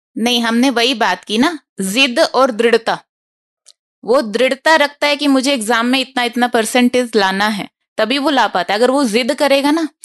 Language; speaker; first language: Hindi; native; Hindi